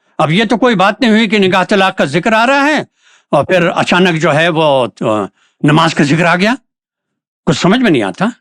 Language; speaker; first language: Urdu; native; Urdu